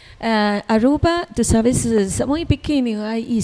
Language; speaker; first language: Spanish; non-native, learner; Chinese